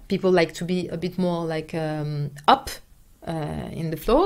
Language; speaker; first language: English; non-native, fluent; French